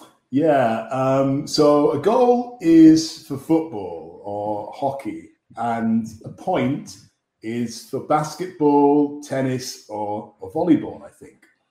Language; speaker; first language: English; native; English